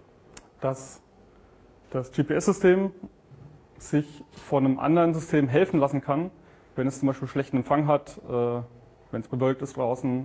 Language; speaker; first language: German; native; German